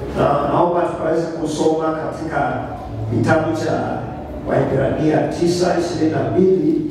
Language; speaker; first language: Swahili; non-native, local second language; Kikuyu